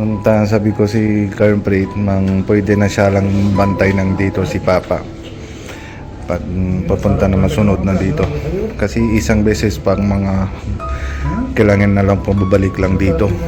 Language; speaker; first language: Filipino; non-native, local second language; Cebuano